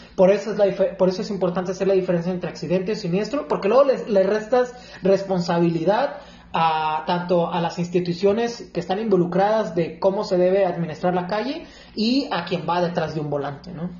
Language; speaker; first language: Spanish; native; Spanish